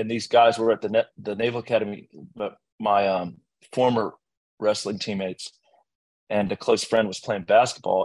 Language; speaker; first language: English; native; English